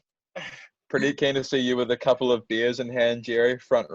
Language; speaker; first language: English; native; English